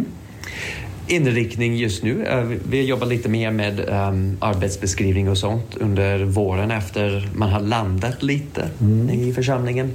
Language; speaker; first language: Swedish; non-native, fluent; English